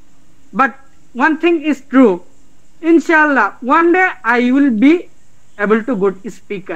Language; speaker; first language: English; non-native, learner; Bangla